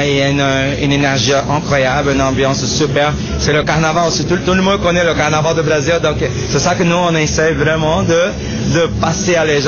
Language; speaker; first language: French; non-native, learner; Portuguese